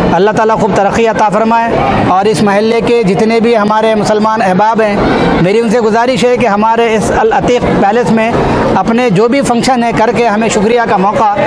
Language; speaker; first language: Urdu; native; Urdu